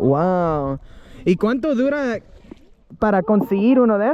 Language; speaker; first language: Spanish; early bilingual, heritage; English